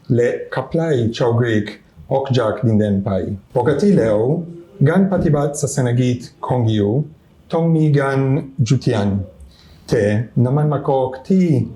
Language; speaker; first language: Thai; non-native, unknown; Hebrew